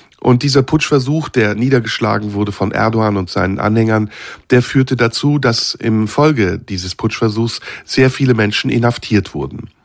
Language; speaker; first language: German; early bilingual, other home language; Turkish